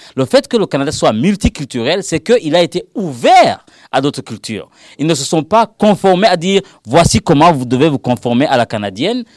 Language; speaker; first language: French; non-native, local second language; Rundi